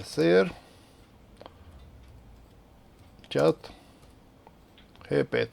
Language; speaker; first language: Spanish; non-native, fluent; Russian